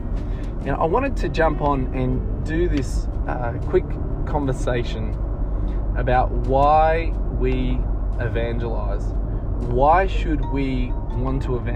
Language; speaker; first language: English; native; English